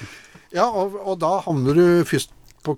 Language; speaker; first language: Norwegian; native; Norwegian